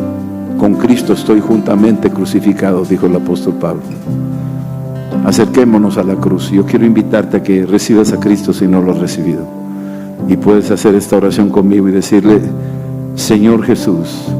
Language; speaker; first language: Spanish; native; Spanish